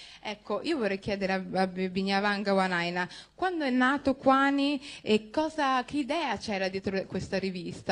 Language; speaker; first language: Italian; early bilingual, other home language; Somali